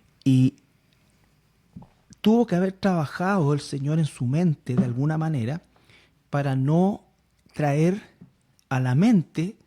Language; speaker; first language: Spanish; native; Spanish